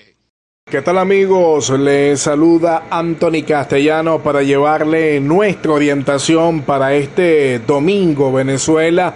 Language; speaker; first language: Spanish; native; Spanish